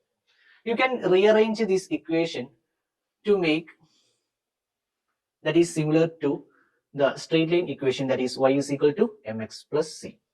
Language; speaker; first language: English; non-native, local second language; Malayalam